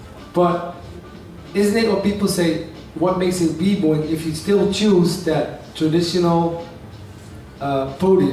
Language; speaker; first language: English; non-native, fluent; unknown